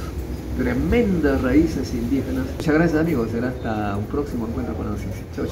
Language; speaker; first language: Spanish; native; Spanish